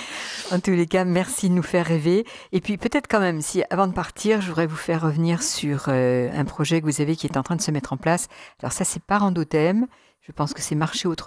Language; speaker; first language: French; native; French